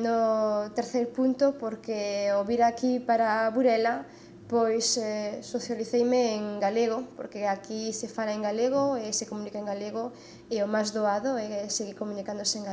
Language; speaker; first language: Galician; non-native, fluent; French